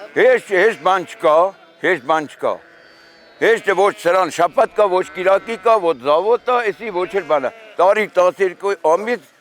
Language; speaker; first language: Armenian; native; Armenian